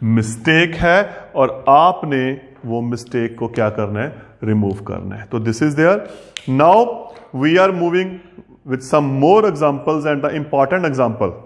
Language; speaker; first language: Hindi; non-native, local second language; Punjabi